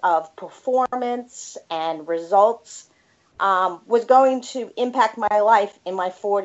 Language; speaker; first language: English; native; English